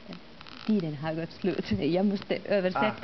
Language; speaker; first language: Swedish; non-native, local second language; Finnish